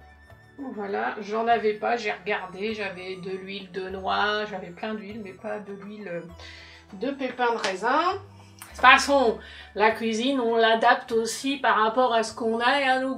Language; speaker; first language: French; native; French